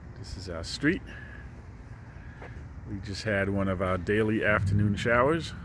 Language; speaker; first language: English; native; English